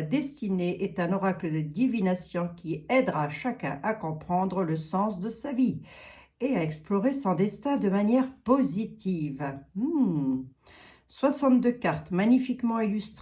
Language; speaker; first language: French; native; French